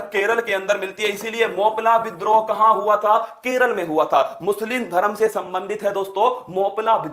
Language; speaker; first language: Hindi; native; Hindi